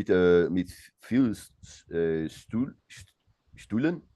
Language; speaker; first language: German; non-native, learner; Portuguese